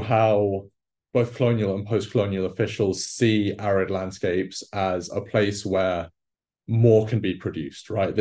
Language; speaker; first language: English; native; English